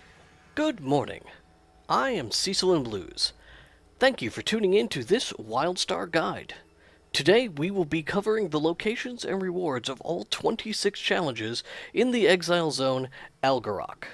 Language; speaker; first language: English; native; English